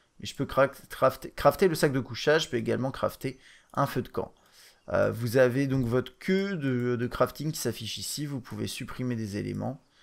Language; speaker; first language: French; native; French